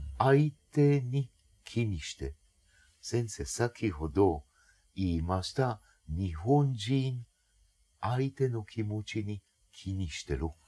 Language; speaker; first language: Japanese; non-native, fluent; Hebrew